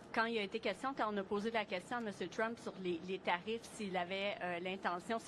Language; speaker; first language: French; native; French